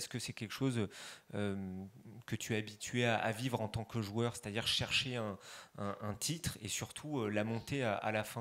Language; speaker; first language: French; native; French